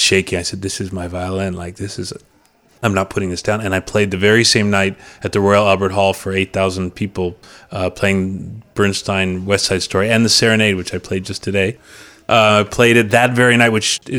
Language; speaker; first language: English; native; English